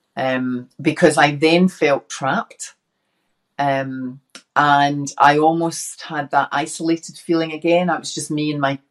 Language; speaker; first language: English; native; English